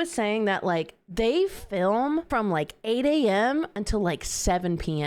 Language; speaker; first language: English; native; English